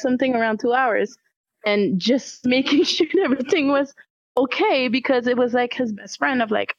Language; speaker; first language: English; non-native, fluent; French